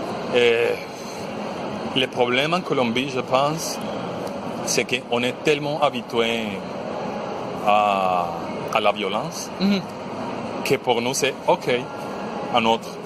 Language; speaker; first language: French; non-native, fluent; Spanish